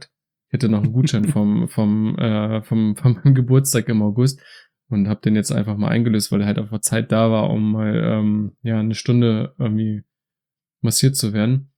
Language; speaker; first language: German; native; German